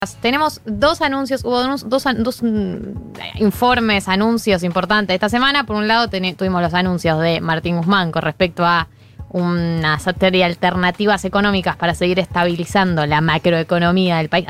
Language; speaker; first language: Spanish; native; Spanish